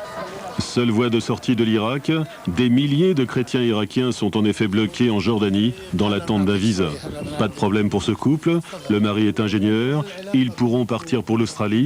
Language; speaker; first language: French; native; French